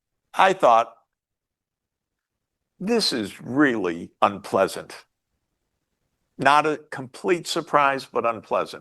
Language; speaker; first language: English; native; English